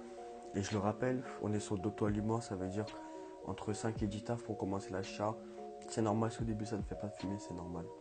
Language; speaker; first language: French; native; French